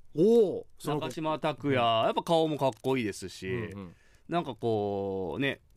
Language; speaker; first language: Japanese; native; Japanese